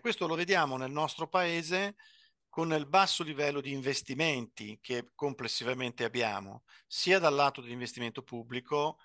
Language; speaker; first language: Italian; native; Italian